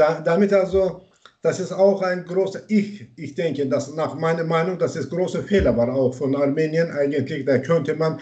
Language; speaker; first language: German; non-native, learner; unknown